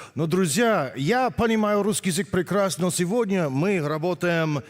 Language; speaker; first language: Russian; non-native, fluent; English